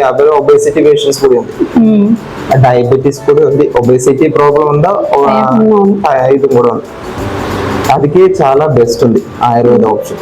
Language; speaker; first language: Telugu; non-native, learner; Malayalam